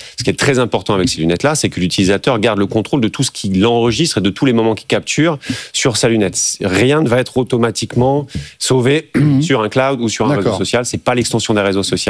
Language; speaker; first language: French; native; French